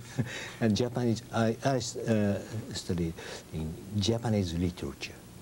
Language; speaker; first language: English; non-native, learner; Japanese